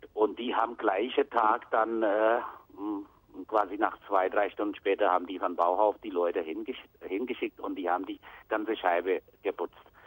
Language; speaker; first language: German; non-native, fluent; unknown